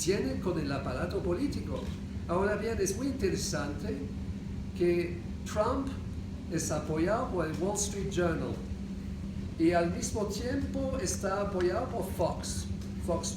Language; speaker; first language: Spanish; non-native, fluent; English